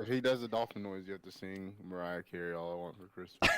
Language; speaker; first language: English; native; English